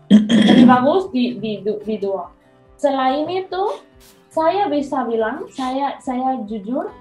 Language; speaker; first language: Indonesian; non-native, fluent; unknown